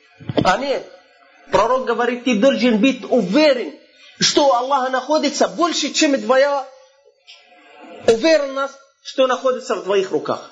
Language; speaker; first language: Russian; non-native, fluent; Arabic